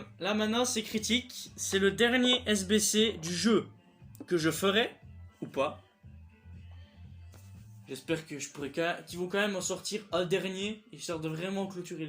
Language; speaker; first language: French; native; French